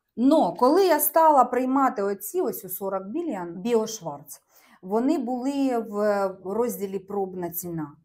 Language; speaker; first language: Ukrainian; non-native, local second language; Russian